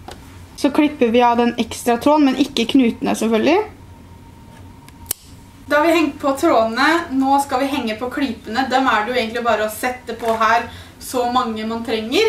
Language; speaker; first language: Norwegian; native; Norwegian